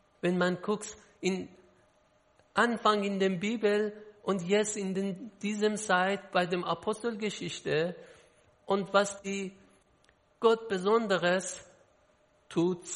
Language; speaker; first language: German; non-native, learner; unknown